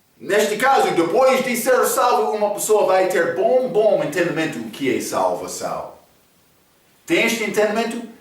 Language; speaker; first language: Portuguese; non-native, fluent; English